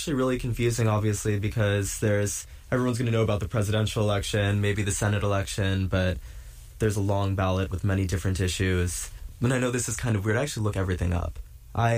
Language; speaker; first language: English; native; English